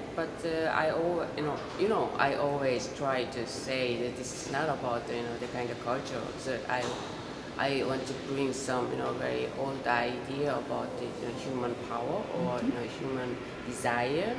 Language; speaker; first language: English; non-native, learner; Korean